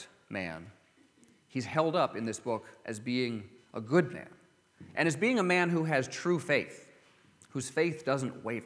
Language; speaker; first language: English; native; English